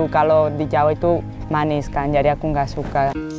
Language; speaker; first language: Indonesian; non-native, fluent; Basque